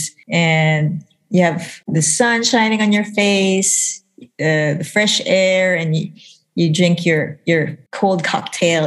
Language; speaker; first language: English; non-native, local second language; Filipino